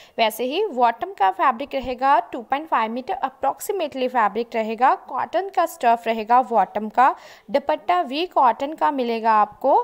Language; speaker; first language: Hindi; non-native, local second language; Punjabi